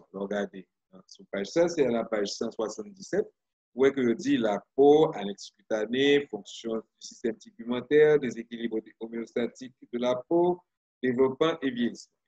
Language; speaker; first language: French; non-native, local second language; Haitian Creole